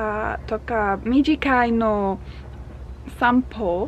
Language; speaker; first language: Japanese; non-native, learner; English